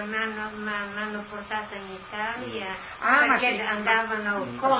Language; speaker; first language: Italian; non-native, local second language; Friulian